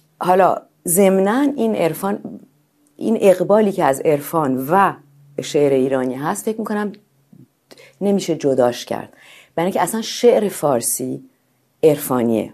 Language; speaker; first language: Persian; native; Persian